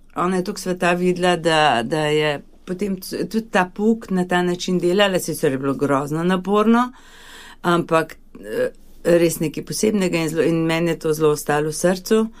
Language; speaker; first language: Slovenian; early bilingual, other home language; Hungarian